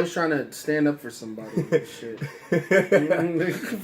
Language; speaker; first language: English; native; English